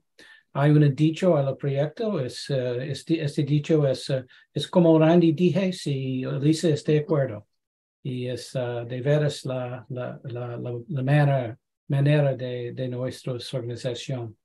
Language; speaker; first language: Spanish; non-native, learner; English